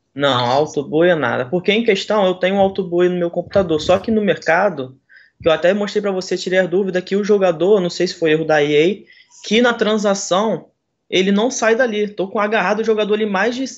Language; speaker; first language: Portuguese; native; Portuguese